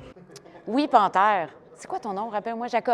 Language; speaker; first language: French; native; French